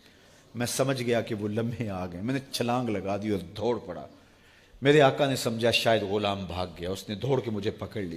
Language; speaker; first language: Urdu; native; Urdu